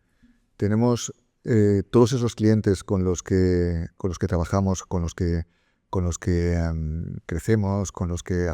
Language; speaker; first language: Spanish; native; Spanish